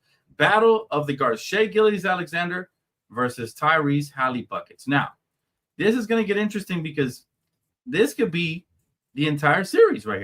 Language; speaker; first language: English; native; English